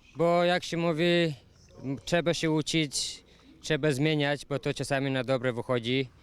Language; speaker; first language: Polish; non-native, learner; Russian